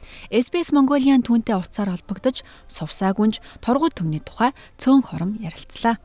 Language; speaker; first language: Mongolian; native; Mongolian